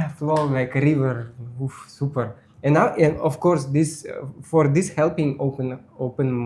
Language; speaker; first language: English; non-native, learner; Russian